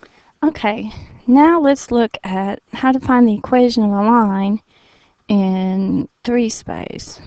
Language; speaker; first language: English; native; English